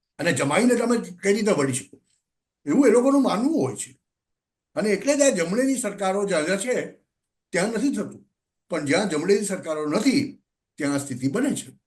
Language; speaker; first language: Gujarati; native; Gujarati